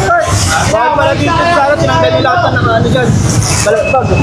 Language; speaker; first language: Filipino; native; Filipino